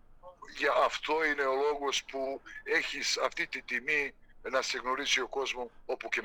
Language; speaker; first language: Greek; non-native, fluent; Serbian